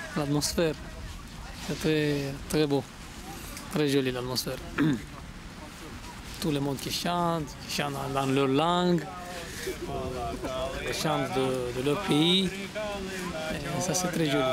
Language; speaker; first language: French; non-native, learner; Romanian